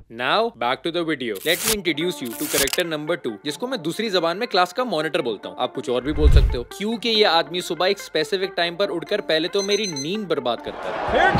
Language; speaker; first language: Urdu; native; Urdu